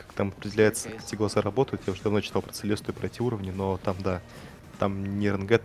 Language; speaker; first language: Russian; native; Russian